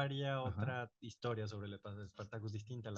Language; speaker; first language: Spanish; native; Spanish